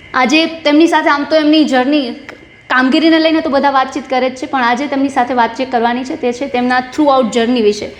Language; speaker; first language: Gujarati; native; Gujarati